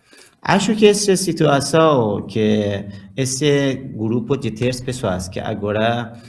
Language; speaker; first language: Portuguese; non-native, learner; Persian